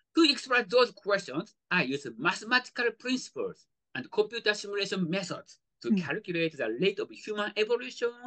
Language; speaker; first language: English; non-native, fluent; Japanese